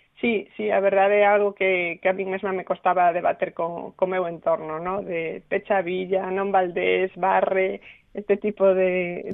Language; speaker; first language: Galician; non-native, local second language; Spanish